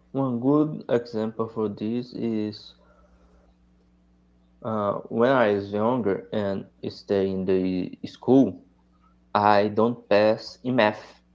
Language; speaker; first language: English; non-native, learner; Portuguese